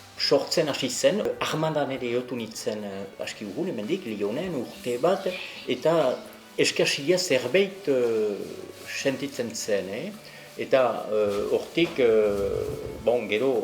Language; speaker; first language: Basque; native; Basque